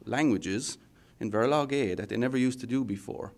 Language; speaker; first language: English; native; English